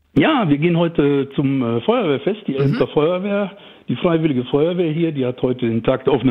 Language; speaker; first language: German; native; German